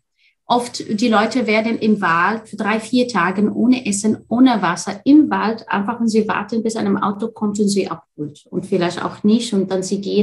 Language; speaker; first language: German; non-native, fluent; Arabic